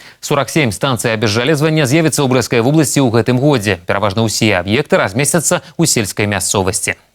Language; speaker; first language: Belarusian; native; Belarusian